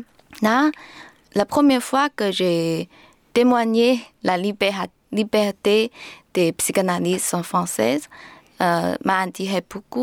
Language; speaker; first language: French; non-native, learner; Chinese